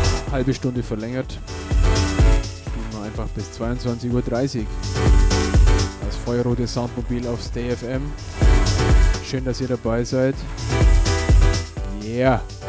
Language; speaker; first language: German; native; German